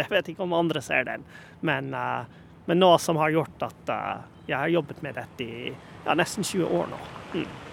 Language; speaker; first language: Norwegian; non-native, fluent; English